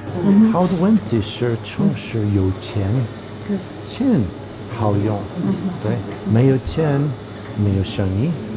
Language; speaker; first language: Chinese; non-native, learner; English